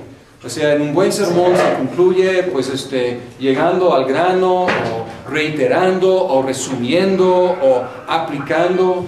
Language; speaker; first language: Spanish; non-native, fluent; English